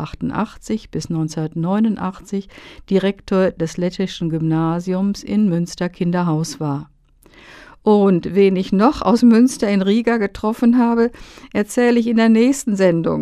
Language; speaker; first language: German; native; German